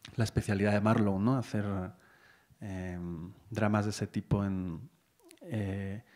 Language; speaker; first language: Spanish; native; Spanish